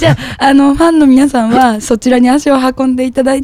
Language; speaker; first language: Japanese; native; Japanese